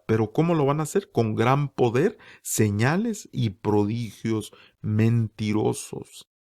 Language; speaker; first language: Spanish; native; Spanish